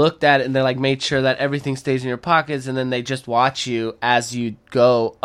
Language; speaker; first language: English; early bilingual, other home language; Spanish